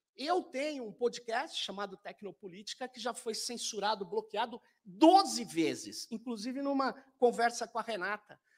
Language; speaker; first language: Portuguese; native; Portuguese